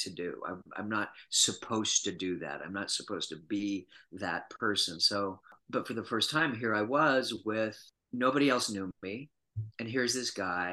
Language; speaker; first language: English; native; English